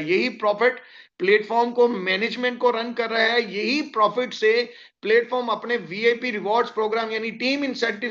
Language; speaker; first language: Hindi; native; Hindi